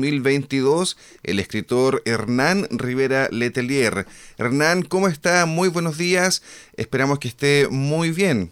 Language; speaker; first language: Spanish; native; Spanish